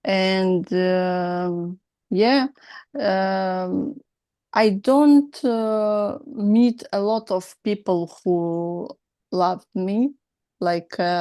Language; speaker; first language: English; non-native, learner; Russian